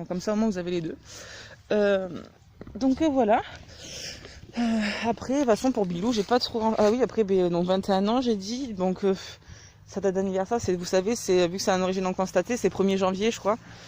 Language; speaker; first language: French; native; French